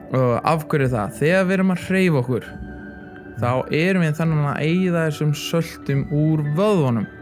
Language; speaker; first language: Icelandic; early bilingual, other home language; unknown